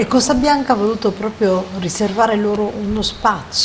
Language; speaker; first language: Italian; native; Italian